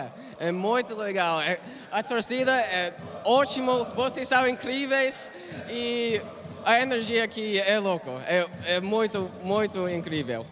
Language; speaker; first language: Portuguese; non-native, learner; English